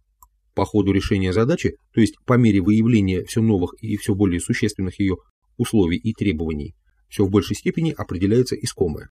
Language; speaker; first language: Russian; native; Russian